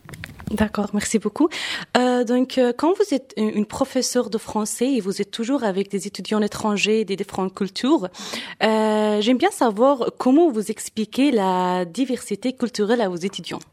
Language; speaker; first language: French; non-native, fluent; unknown